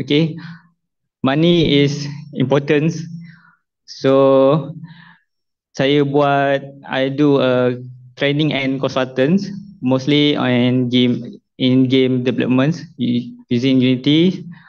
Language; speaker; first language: English; non-native, local second language; Malay